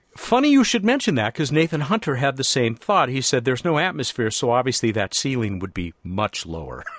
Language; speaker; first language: English; native; English